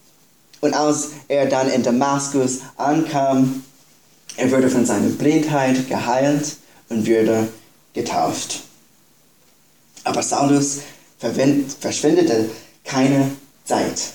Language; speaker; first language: German; non-native, fluent; English